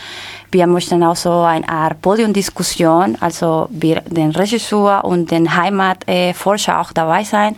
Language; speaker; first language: German; non-native, learner; Spanish